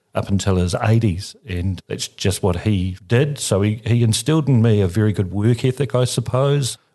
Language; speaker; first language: English; native; English